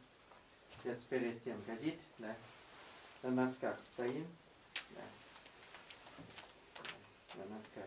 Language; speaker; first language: Russian; non-native, fluent; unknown